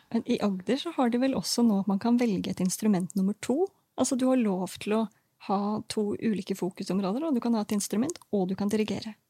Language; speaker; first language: Norwegian; native; Norwegian